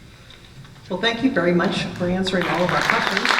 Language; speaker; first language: English; native; English